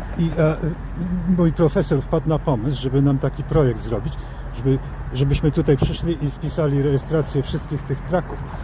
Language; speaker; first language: Polish; early bilingual, heritage; Polish